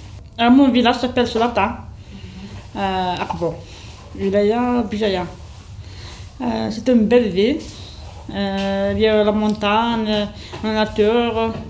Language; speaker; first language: French; non-native, learner; Kabyle